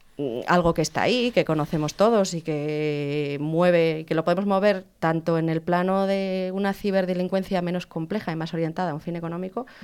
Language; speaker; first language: Spanish; native; Spanish